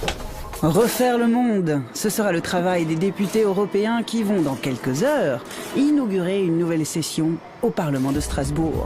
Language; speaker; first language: French; native; French